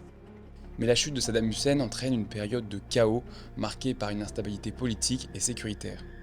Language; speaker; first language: French; native; French